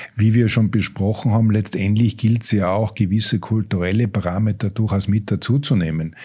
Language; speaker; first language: German; native; German